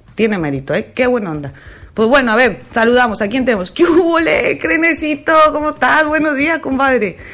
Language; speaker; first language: Spanish; native; Spanish